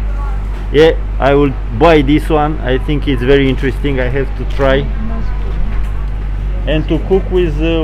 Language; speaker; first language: English; non-native, learner; Romanian